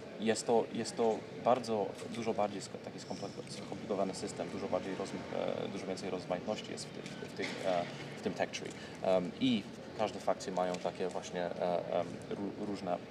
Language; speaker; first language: Polish; early bilingual, heritage; Polish